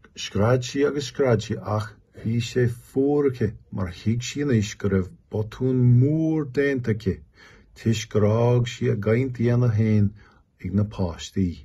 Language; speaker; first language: Irish; non-native, local second language; English